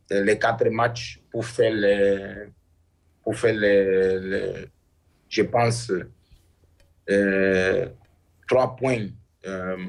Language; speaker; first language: French; non-native, learner; Portuguese